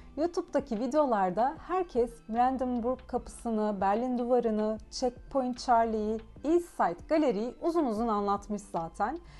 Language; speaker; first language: Turkish; early bilingual, heritage; Turkish